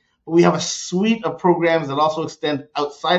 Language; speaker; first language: English; native; English